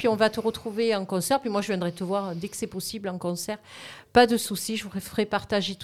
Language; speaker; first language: French; native; French